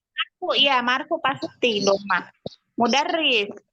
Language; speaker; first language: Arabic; non-native, learner; Indonesian